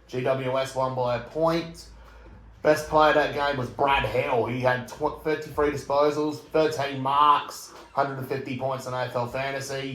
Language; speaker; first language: English; native; English